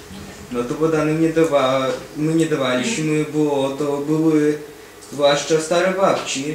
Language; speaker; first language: Polish; non-native, fluent; Russian